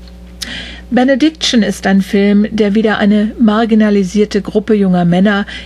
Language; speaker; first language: German; native; German